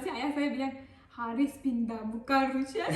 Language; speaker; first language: Indonesian; non-native, learner; Turkish